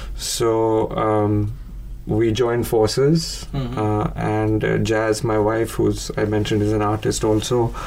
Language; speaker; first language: English; non-native, local second language; Hindi